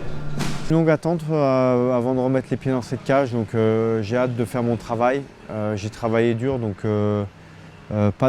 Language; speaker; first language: French; native; French